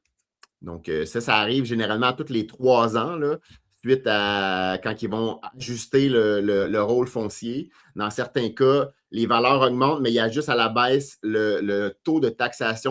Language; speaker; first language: French; native; French